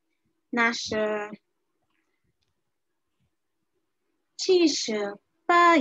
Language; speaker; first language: Chinese; non-native, learner; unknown